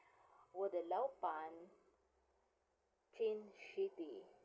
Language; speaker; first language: Chinese; non-native, local second language; Filipino